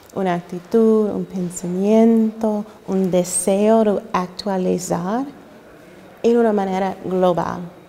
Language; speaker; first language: Spanish; non-native, learner; English